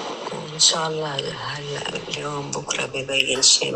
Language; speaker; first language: Arabic; native; Arabic